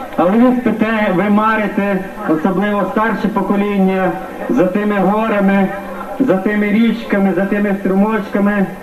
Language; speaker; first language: Ukrainian; native; Ukrainian